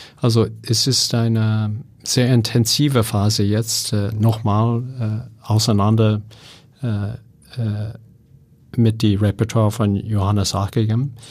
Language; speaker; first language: German; non-native, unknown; English